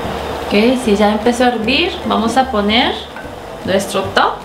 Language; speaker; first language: Spanish; non-native, fluent; Korean